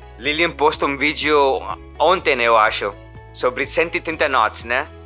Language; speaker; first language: Portuguese; non-native, learner; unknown